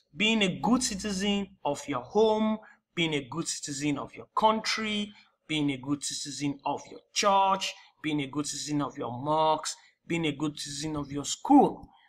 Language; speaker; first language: English; non-native, local second language; Yoruba